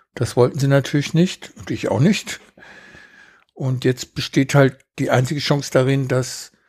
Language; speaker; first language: German; early bilingual, heritage; Spanish